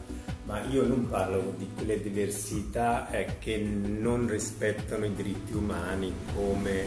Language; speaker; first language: Italian; non-native, fluent; Urdu